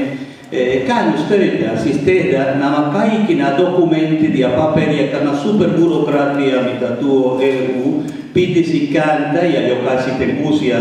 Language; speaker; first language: Finnish; non-native, fluent; Spanish